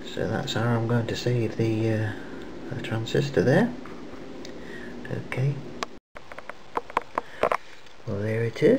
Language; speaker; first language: English; native; English